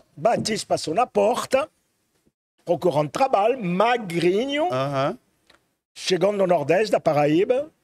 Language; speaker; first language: Portuguese; non-native, fluent; French